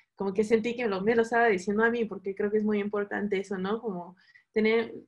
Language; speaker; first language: Spanish; early bilingual, heritage; Spanish